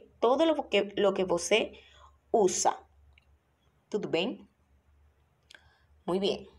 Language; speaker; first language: Spanish; non-native, fluent; Portuguese